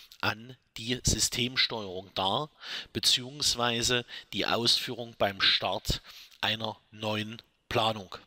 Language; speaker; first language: German; native; German